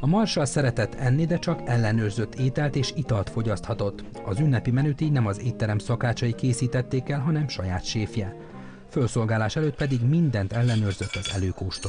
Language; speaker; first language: Hungarian; native; Hungarian